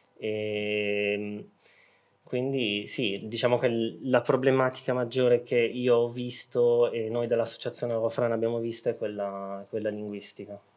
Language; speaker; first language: Italian; early bilingual, other home language; Arabic